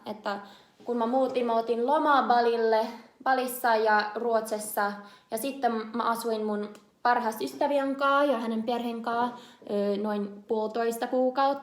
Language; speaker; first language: Finnish; non-native, learner; English